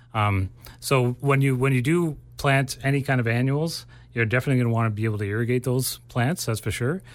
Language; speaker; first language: English; native; English